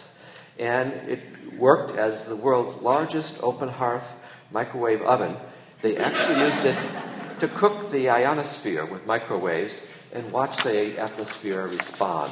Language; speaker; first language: English; native; English